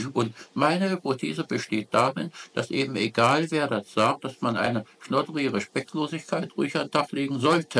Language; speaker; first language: German; native; German